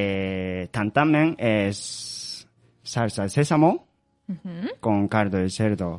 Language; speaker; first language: Spanish; non-native, learner; Japanese